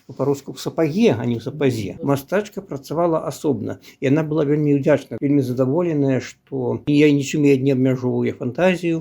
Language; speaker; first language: Belarusian; native; Belarusian